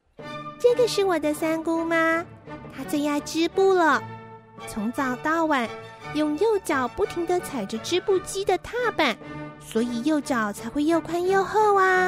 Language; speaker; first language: Chinese; native; Chinese